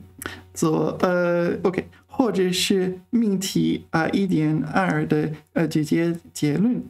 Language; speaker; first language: Chinese; non-native, fluent; English